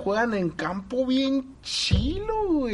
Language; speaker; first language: Spanish; native; Spanish